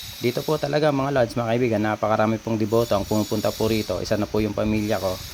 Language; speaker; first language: Filipino; non-native, local second language; Bikol